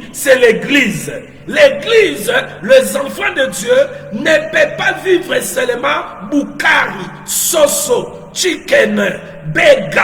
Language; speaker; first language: French; non-native, local second language; Lingala